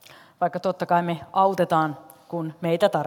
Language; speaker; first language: Finnish; native; Finnish